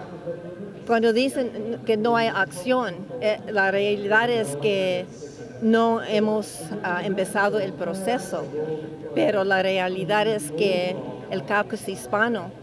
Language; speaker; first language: Spanish; early bilingual, heritage; English